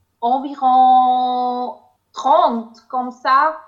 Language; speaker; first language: French; non-native, local second language; German